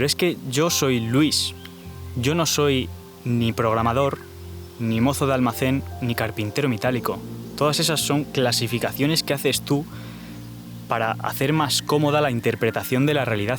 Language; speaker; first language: Spanish; native; Spanish